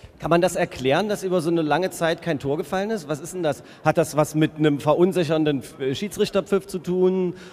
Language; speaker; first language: German; native; German